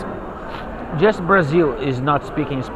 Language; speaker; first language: English; non-native, fluent; Portuguese